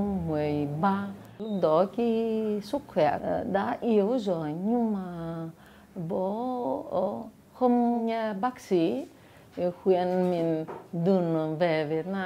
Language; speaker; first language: Vietnamese; early bilingual, heritage; Vietnamese